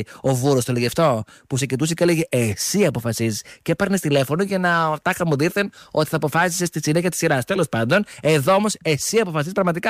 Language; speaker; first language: Greek; native; Greek